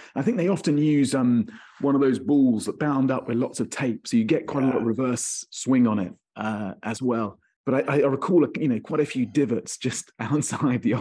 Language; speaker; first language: English; native; English